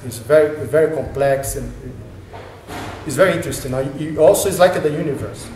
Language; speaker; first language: English; non-native, learner; Portuguese